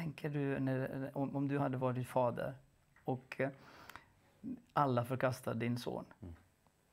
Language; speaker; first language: Swedish; non-native, fluent; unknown